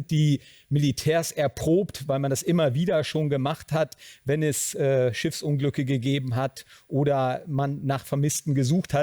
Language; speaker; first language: German; native; German